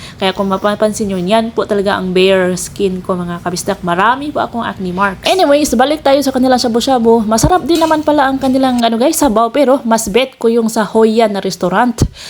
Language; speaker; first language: Filipino; non-native, local second language; Cebuano